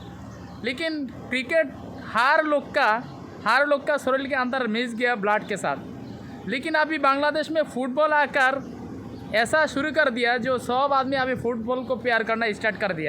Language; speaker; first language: Hindi; non-native, learner; Bangla